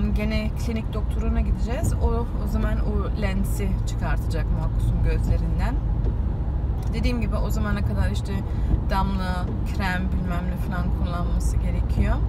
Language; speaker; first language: Turkish; early bilingual, heritage; Turkish